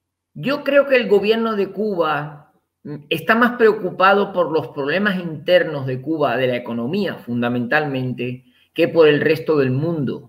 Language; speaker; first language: Spanish; native; Spanish